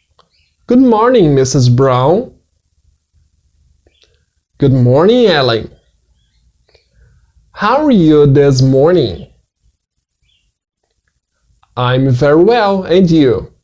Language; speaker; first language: English; non-native, fluent; Portuguese